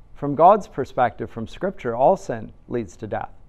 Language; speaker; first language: English; native; English